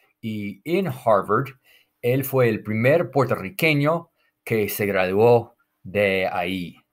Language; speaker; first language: Spanish; non-native, fluent; English